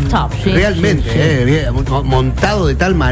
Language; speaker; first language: Spanish; native; Spanish